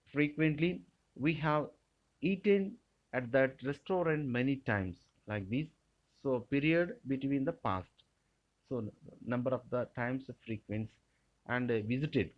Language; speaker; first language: English; non-native, local second language; Telugu